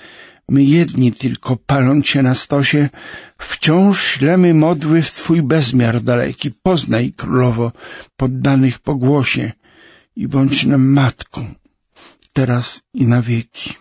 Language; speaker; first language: Polish; native; Polish